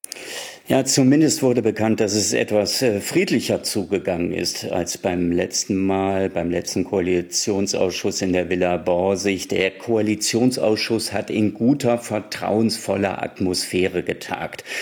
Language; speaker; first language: German; native; German